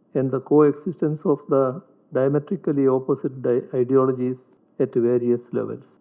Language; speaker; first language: English; non-native, local second language; Malayalam